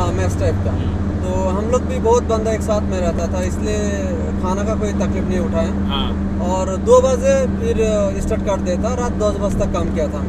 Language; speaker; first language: Hindi; non-native, fluent; Bangla